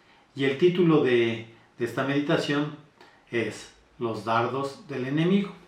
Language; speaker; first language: Spanish; native; Spanish